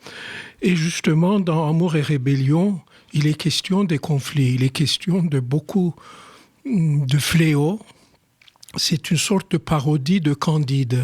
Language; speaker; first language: French; non-native, fluent; Turkish